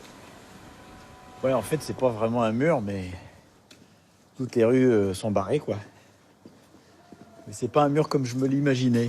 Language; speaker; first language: French; native; French